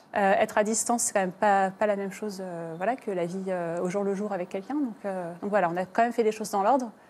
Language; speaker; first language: French; native; French